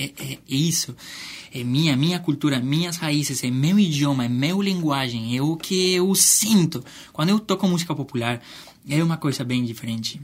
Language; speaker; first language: Portuguese; non-native, fluent; Spanish